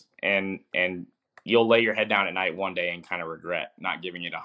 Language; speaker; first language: English; native; English